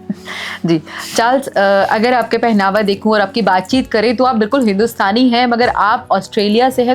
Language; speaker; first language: Hindi; native; Hindi